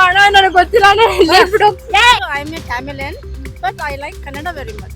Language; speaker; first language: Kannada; non-native, local second language; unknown